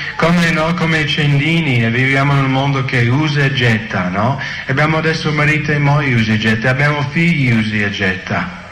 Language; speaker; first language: Italian; non-native, fluent; English